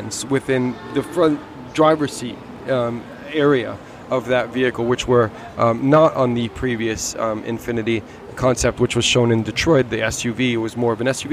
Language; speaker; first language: English; native; English